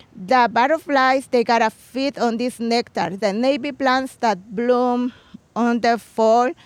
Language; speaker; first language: English; non-native, fluent; Spanish